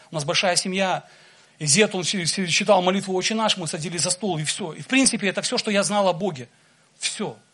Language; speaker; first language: Russian; native; Russian